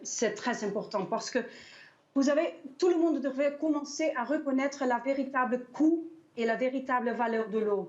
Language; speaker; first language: French; non-native, learner; Danish